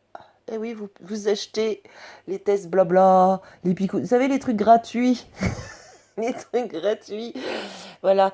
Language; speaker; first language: French; native; French